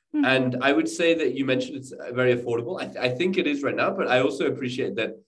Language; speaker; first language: English; native; English